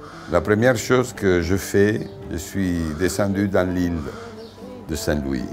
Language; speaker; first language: French; non-native, fluent; Italian